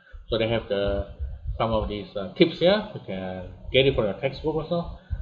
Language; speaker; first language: English; non-native, local second language; Malay